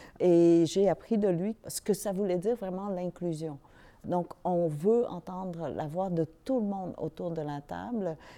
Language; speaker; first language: French; early bilingual, other home language; Vietnamese